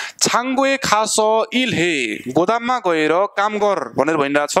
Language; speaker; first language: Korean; non-native, fluent; Nepali